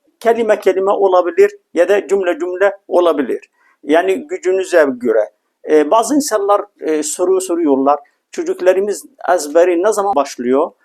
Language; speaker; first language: Turkish; non-native, fluent; Arabic